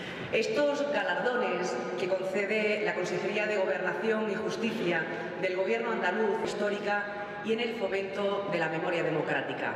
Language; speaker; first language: Spanish; native; Spanish